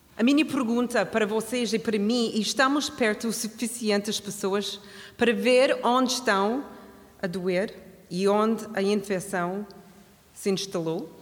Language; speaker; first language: Portuguese; non-native, fluent; English